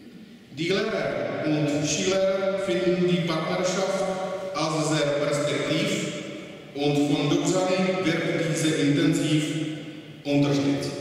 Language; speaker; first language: German; non-native, fluent; Czech